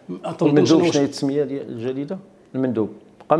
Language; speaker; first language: Arabic; native; Arabic